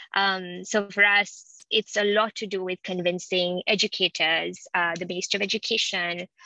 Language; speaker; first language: English; non-native, local second language; Sinhala